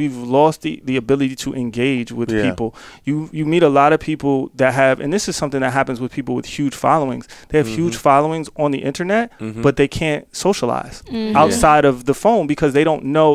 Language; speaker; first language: English; native; English